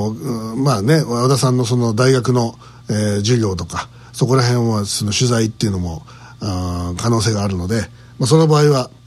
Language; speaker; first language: Japanese; native; Japanese